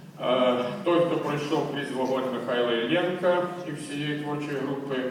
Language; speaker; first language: Ukrainian; native; Ukrainian